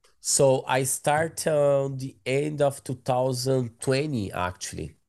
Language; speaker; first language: English; non-native, learner; Portuguese